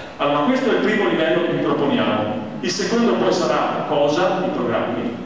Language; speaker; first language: Italian; native; Italian